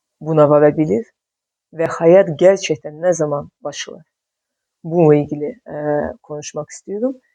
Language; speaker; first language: Turkish; non-native, fluent; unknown